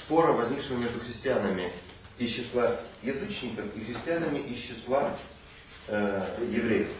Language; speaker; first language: Russian; native; Russian